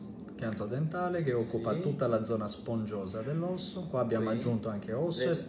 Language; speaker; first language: Italian; native; Italian